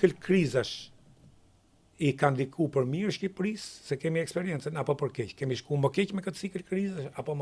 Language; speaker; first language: Albanian; native; Albanian